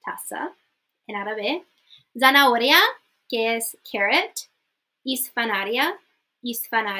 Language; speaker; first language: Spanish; non-native, fluent; English